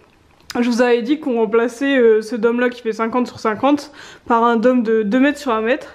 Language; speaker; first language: French; native; French